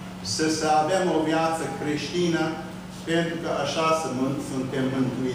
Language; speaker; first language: Romanian; early bilingual, heritage; Romanian